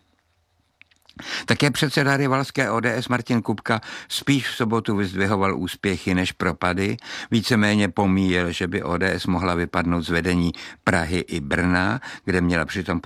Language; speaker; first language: Czech; native; Czech